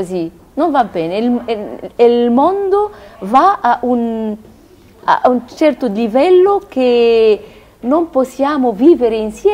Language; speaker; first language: Italian; non-native, learner; Arabic